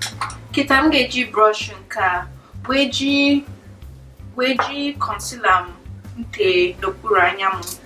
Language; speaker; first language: Igbo; early bilingual, heritage; English